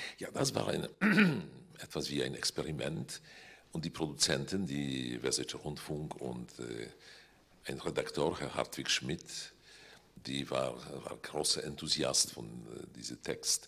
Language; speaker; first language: German; non-native, fluent; Polish